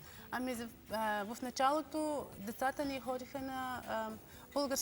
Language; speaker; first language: Bulgarian; non-native, learner; English